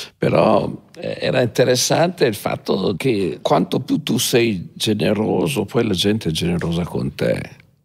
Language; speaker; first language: Italian; native; Italian